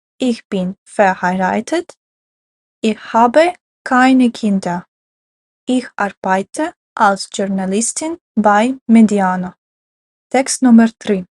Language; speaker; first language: German; non-native, fluent; Ukrainian